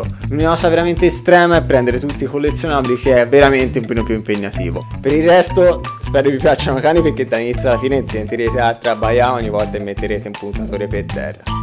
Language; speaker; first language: Italian; native; Italian